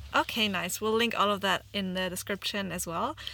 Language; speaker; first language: English; non-native, fluent; German